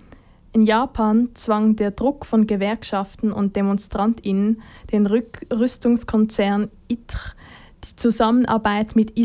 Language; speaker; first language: German; native; German